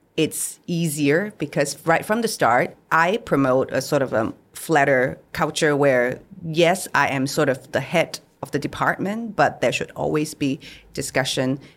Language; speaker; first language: English; non-native, local second language; Cantonese